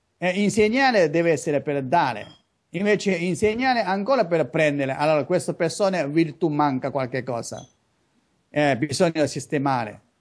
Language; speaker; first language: Italian; non-native, learner; Chinese